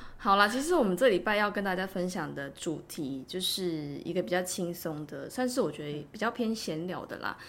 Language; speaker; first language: Chinese; native; Chinese